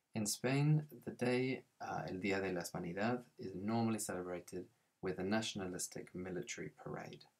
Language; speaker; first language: English; native; English